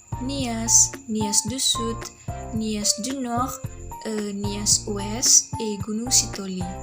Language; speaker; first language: French; non-native, learner; Indonesian